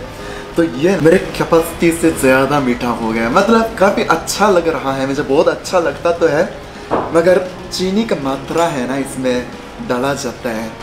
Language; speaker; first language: Hindi; non-native, fluent; Japanese